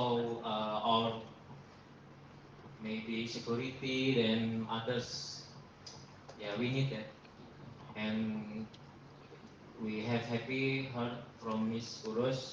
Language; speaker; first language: English; non-native, learner; Indonesian